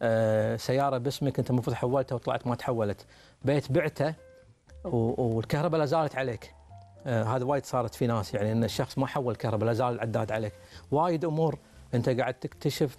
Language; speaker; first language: Arabic; native; Arabic